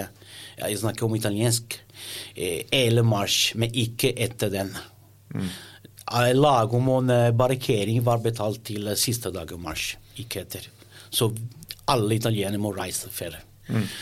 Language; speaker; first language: Norwegian; non-native, learner; Italian